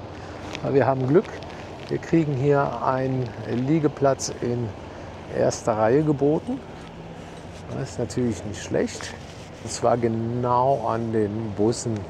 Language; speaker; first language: German; native; German